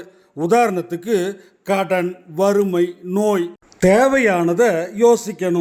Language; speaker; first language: Tamil; native; Tamil